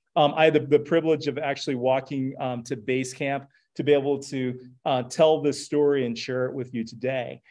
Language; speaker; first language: English; native; English